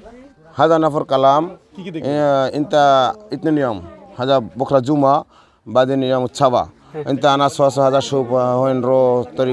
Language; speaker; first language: Arabic; non-native, learner; Bangla